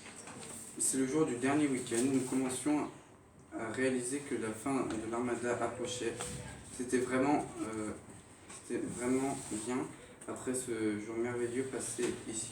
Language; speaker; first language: French; native; French